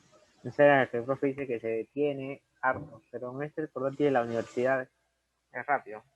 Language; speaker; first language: Spanish; native; Spanish